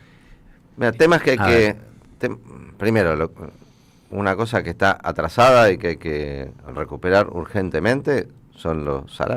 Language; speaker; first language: Spanish; native; Spanish